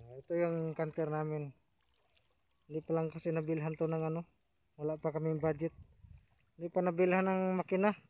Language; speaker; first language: Filipino; non-native, local second language; Cebuano